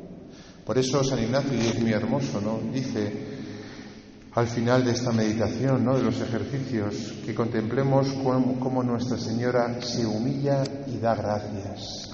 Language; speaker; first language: Spanish; native; Spanish